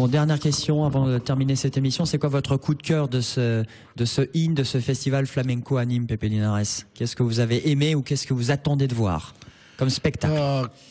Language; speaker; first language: French; native; French